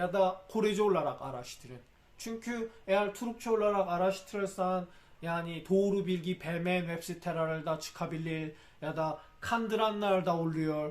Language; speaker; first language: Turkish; non-native, fluent; Korean